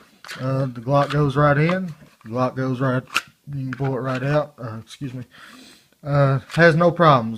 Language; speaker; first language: English; native; English